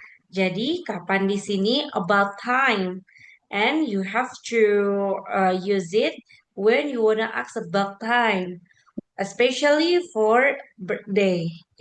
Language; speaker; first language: English; non-native, fluent; Indonesian